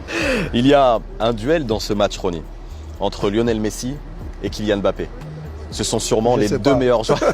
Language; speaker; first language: French; native; French